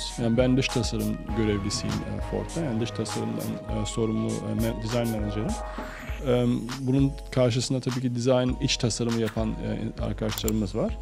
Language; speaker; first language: Turkish; native; Turkish